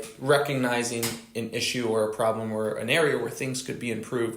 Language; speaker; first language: English; native; English